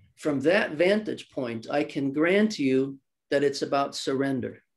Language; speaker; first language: English; early bilingual, other home language; Swedish